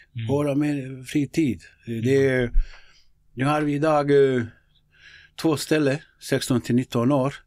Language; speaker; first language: Swedish; non-native, fluent; Bosnian